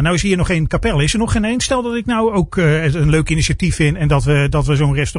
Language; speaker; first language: Dutch; native; Dutch